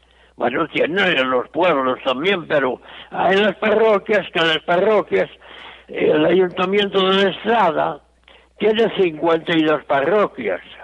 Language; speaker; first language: Spanish; non-native, local second language; Galician